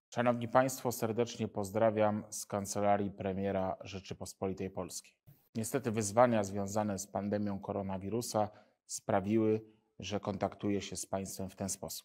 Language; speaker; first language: Polish; native; Polish